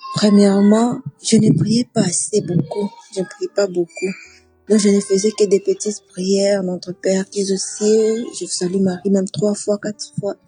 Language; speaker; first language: French; non-native, local second language; Swahili